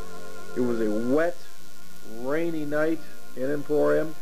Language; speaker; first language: English; native; English